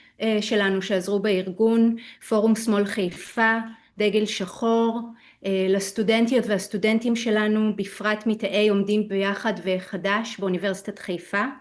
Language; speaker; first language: Hebrew; native; Hebrew